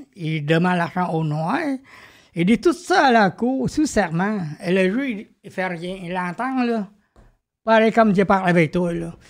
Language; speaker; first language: French; non-native, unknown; Vietnamese